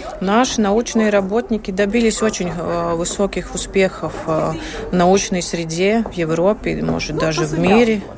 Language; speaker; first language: Russian; non-native, local second language; Latvian